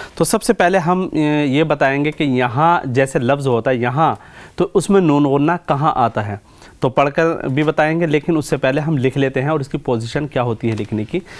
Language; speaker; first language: Urdu; native; Urdu